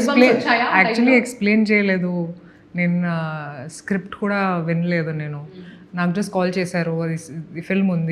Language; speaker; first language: Telugu; non-native, local second language; Hindi